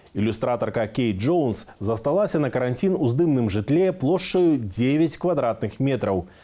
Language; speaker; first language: Belarusian; native; Belarusian